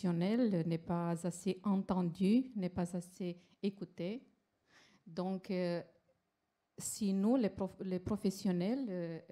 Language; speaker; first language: French; non-native, fluent; Romanian